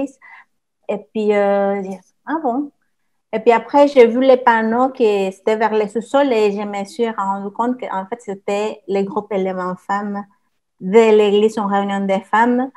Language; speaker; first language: French; non-native, fluent; Spanish